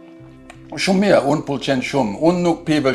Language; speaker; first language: Albanian; non-native, learner; English